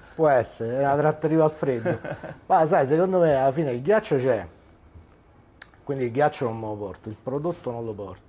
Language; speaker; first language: Italian; native; Italian